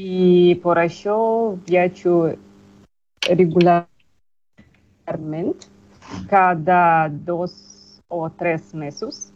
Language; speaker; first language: Catalan; non-native, learner; Russian